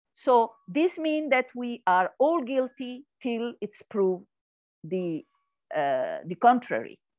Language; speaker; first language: English; non-native, learner; Italian